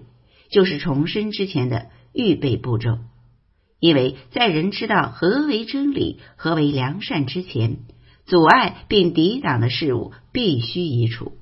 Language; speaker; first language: Chinese; native; Chinese